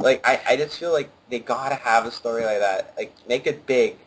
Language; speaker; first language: English; native; English